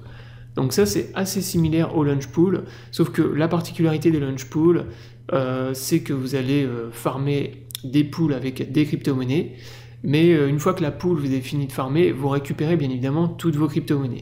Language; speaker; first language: French; native; French